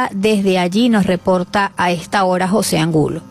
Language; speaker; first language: Spanish; native; Spanish